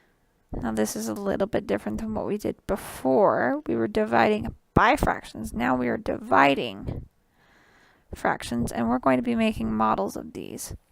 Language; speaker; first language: English; native; English